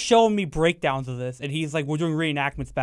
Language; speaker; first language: English; native; English